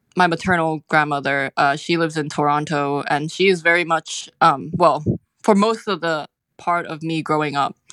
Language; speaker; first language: English; non-native, local second language; Cantonese